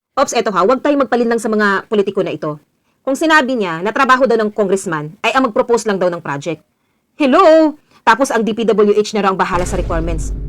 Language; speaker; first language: Filipino; native; Filipino